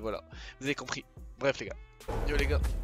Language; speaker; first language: French; native; French